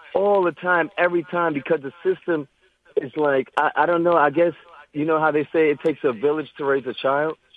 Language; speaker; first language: English; native; English